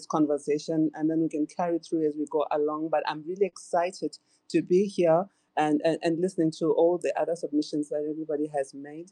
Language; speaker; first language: English; non-native, local second language; Shona